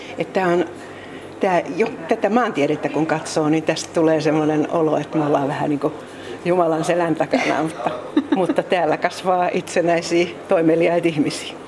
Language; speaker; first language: Finnish; native; Finnish